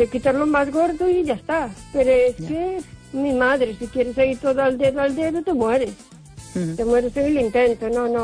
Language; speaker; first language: Spanish; non-native, local second language; Galician